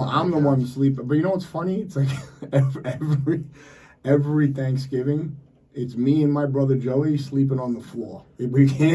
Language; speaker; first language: English; native; English